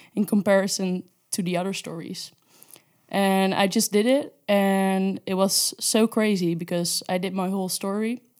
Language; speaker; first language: English; non-native, fluent; Dutch